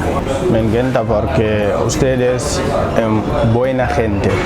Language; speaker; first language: Spanish; non-native, learner; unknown